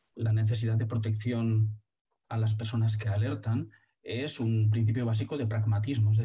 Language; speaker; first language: Spanish; non-native, local second language; Catalan